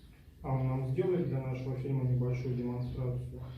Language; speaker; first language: Russian; native; Russian